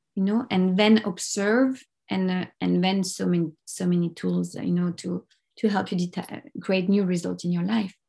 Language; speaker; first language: English; non-native, fluent; French